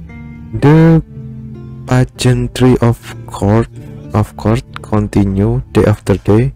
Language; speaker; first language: English; non-native, learner; Indonesian